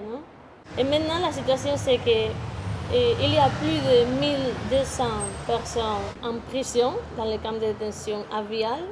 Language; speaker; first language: French; non-native, fluent; Spanish